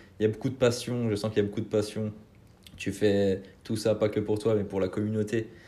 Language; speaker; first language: French; native; French